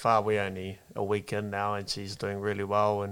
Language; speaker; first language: English; non-native, local second language; Māori